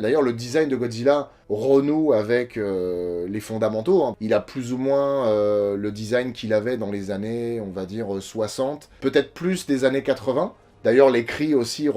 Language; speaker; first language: French; native; French